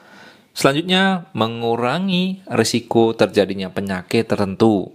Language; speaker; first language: Indonesian; native; Indonesian